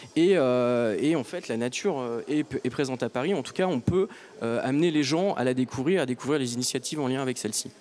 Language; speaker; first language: French; native; French